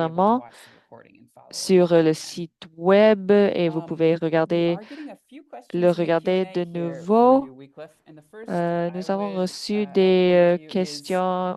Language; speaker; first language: French; non-native, fluent; English